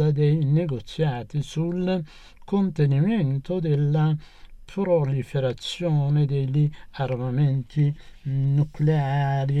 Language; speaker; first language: Italian; non-native, fluent; Persian